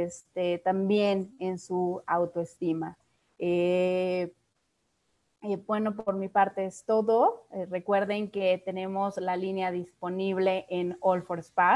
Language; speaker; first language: Spanish; native; Spanish